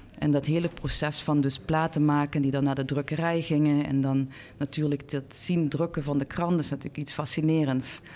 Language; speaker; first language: Dutch; native; Dutch